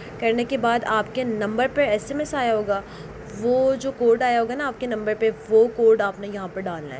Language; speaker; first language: Urdu; native; Urdu